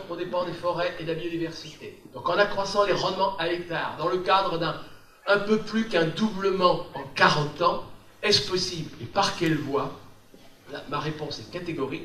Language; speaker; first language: French; native; French